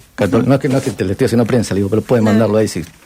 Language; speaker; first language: Spanish; native; Spanish